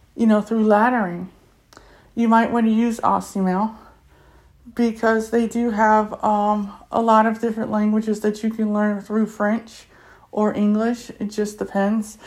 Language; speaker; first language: English; native; English